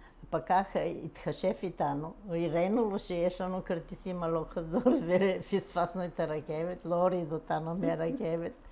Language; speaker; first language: Hebrew; non-native, fluent; Bulgarian